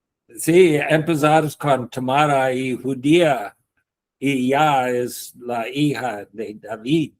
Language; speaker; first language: Spanish; non-native, learner; English